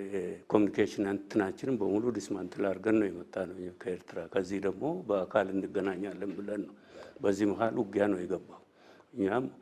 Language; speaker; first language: Amharic; non-native, local second language; Oromo